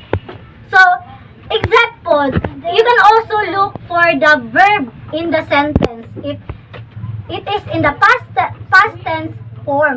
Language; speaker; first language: English; non-native, local second language; Cebuano